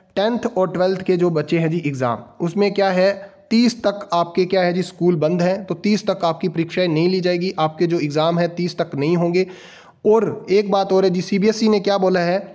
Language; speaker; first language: Hindi; non-native, local second language; Punjabi